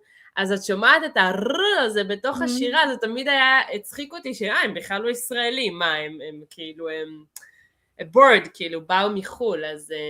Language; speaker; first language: Hebrew; early bilingual, other home language; Russian